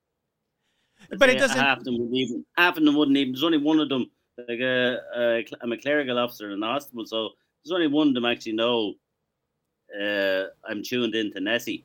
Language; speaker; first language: English; native; English